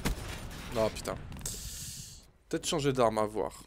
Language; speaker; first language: French; native; French